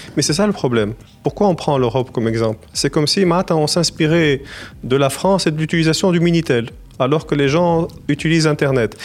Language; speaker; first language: French; non-native, local second language; Arabic